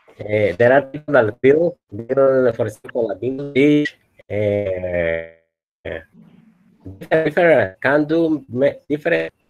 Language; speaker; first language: English; non-native, learner; Spanish